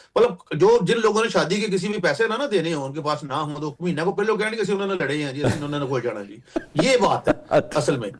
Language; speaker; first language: Urdu; non-native, local second language; Punjabi